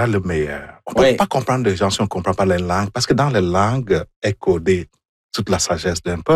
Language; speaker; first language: French; non-native, fluent; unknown